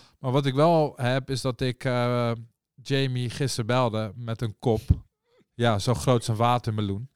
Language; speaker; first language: Dutch; early bilingual, other home language; Persian